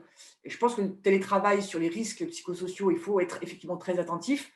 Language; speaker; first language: French; native; French